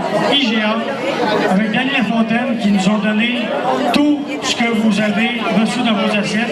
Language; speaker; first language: French; native; French